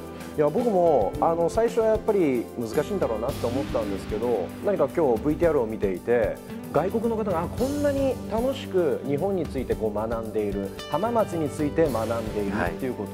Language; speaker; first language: Japanese; native; Japanese